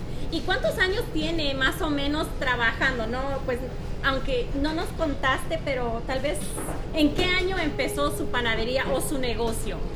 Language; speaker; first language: Spanish; early bilingual, heritage; Spanish